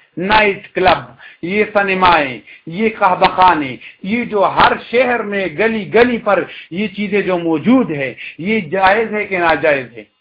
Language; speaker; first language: Urdu; non-native, local second language; Pashto